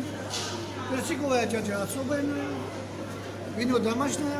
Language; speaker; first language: Russian; non-native, fluent; Georgian